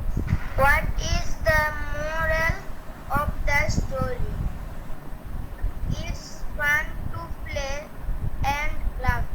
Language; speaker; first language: English; non-native, learner; Bangla